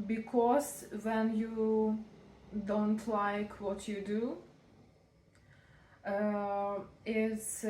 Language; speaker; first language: English; non-native, learner; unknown